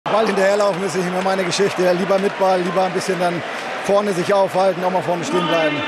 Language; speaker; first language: German; native; German